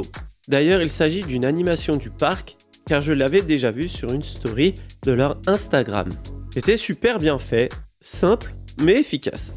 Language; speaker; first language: French; native; French